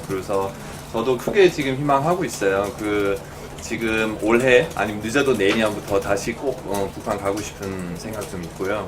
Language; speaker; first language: Korean; non-native, fluent; German